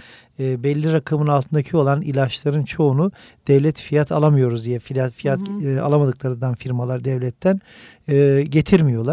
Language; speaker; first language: Turkish; native; Turkish